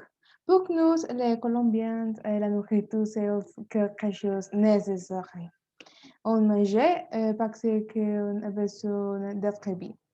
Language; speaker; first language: French; non-native, learner; Spanish